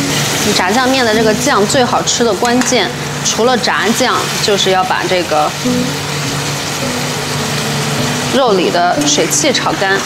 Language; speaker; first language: Chinese; native; Chinese